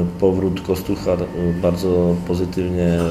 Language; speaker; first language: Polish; non-native, learner; Slovak